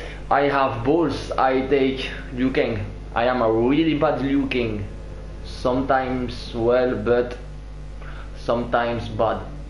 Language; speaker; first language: English; non-native, learner; French